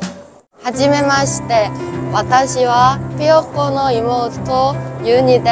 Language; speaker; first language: Japanese; non-native, learner; Korean